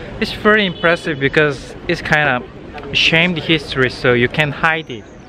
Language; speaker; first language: English; non-native, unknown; Korean